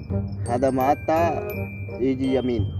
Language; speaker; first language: Arabic; non-native, learner; Filipino